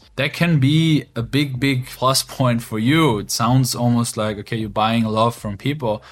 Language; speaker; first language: English; non-native, fluent; German